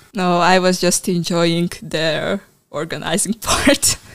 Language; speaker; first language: English; non-native, fluent; Hungarian